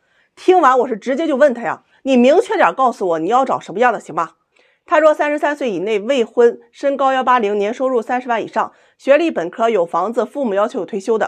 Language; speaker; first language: Chinese; native; Chinese